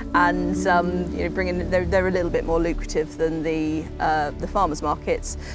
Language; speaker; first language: English; native; English